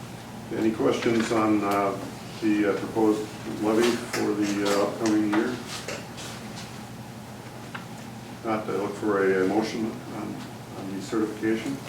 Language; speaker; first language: English; native; English